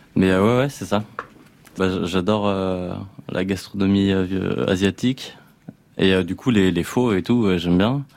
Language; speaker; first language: French; native; French